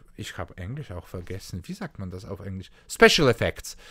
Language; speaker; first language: German; non-native, fluent; Polish